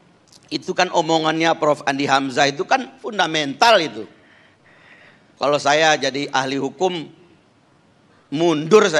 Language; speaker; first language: Indonesian; native; Indonesian